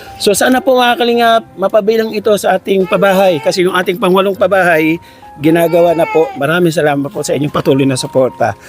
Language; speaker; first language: Filipino; non-native, local second language; Cebuano